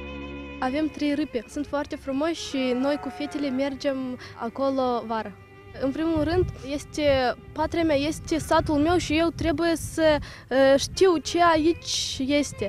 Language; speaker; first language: Romanian; non-native, local second language; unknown